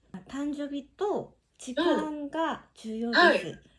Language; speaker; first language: Japanese; non-native, learner; Korean